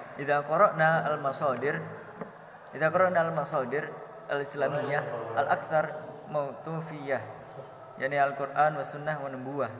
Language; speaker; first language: Arabic; non-native, learner; Indonesian